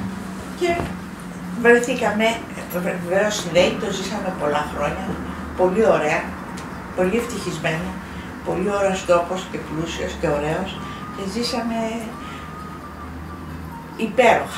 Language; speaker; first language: Greek; early bilingual, heritage; Greek